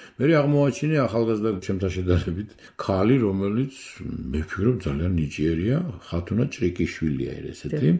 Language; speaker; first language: Georgian; native; Georgian